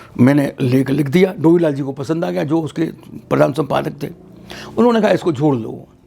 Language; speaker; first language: Hindi; native; Hindi